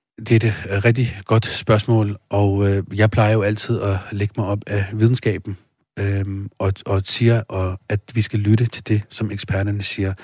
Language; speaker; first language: Danish; early bilingual, other home language; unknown